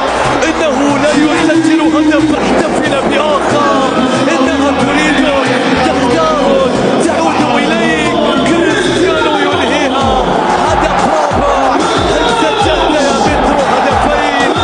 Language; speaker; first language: Arabic; native; Arabic